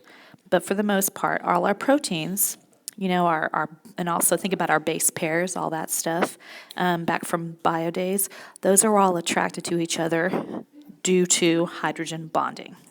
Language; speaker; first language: English; native; English